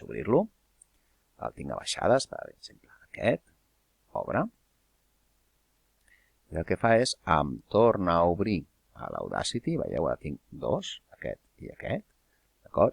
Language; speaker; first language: Catalan; native; Catalan